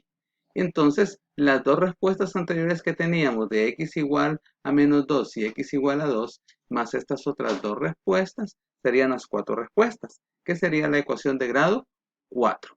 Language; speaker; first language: Spanish; native; Spanish